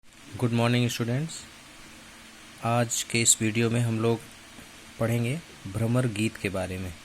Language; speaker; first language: Hindi; native; Hindi